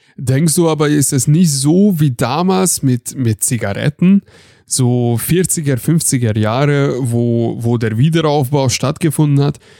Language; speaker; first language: German; non-native, fluent; Hungarian